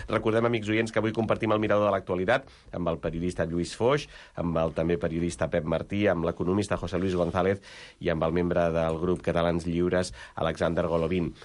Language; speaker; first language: Catalan; native; Catalan